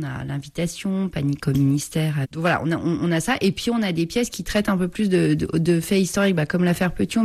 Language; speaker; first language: French; native; French